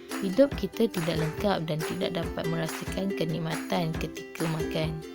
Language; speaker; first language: Malay; native; Malay